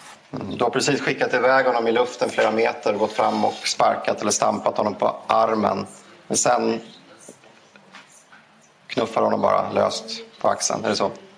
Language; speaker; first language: Swedish; native; Swedish